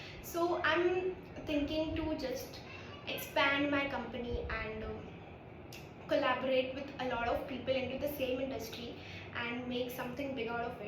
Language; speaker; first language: English; non-native, local second language; Hindi